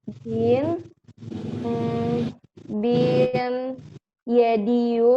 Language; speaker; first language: Turkish; non-native, learner; Indonesian